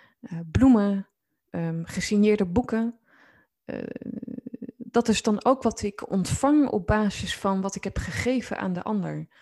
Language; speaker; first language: Dutch; native; Dutch